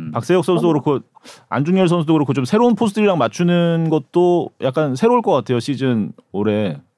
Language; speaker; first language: Korean; native; Korean